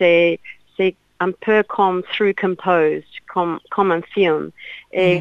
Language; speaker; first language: French; non-native, learner; English